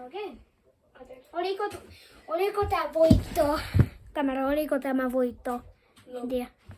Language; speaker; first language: Finnish; non-native, learner; Estonian